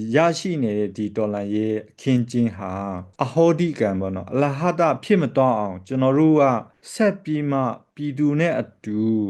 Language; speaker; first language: Burmese; non-native, local second language; Kachin